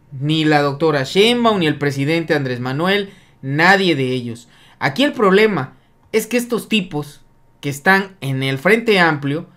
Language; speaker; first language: Spanish; native; Spanish